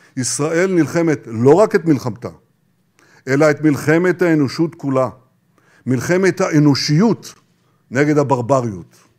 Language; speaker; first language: Hebrew; native; Hebrew